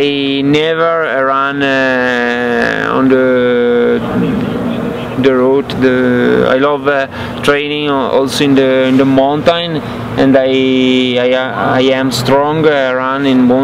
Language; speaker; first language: English; non-native, learner; Italian